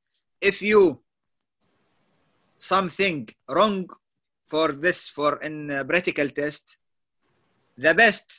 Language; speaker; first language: English; non-native, learner; Arabic